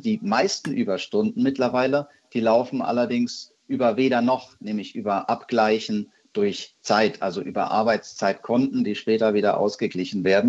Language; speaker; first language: German; native; German